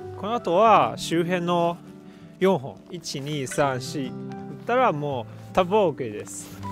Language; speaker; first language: Japanese; non-native, fluent; Chinese